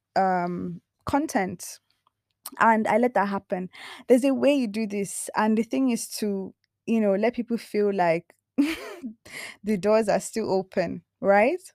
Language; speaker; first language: English; non-native, local second language; Yoruba